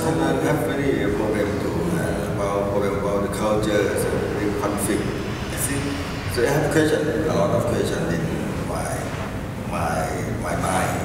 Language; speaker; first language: English; non-native, learner; Thai